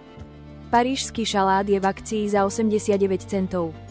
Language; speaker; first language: Slovak; native; Slovak